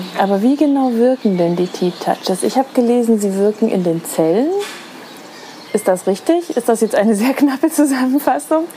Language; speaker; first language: German; native; German